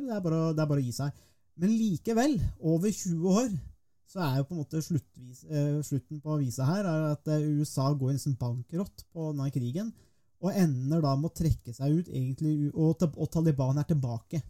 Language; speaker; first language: Norwegian; native; Norwegian